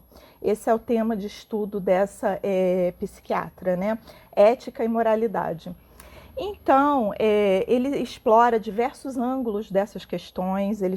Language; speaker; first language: Portuguese; native; Portuguese